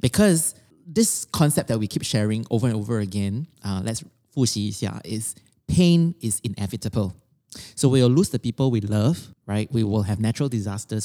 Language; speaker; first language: English; native; English